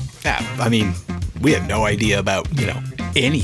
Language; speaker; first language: English; native; English